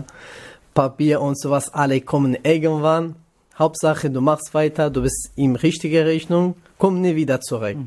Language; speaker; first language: German; non-native, learner; Kurdish